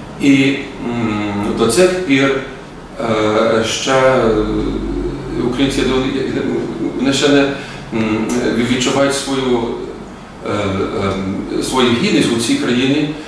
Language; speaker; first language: Ukrainian; early bilingual, heritage; Ukrainian